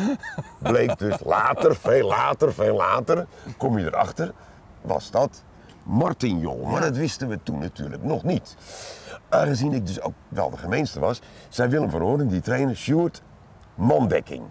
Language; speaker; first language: Dutch; native; Dutch